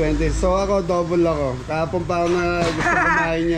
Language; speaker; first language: Filipino; native; Filipino